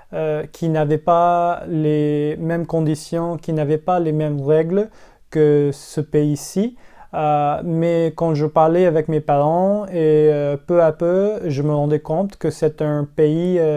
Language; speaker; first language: French; non-native, local second language; English